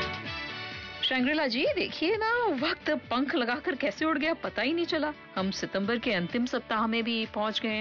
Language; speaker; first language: Hindi; native; Hindi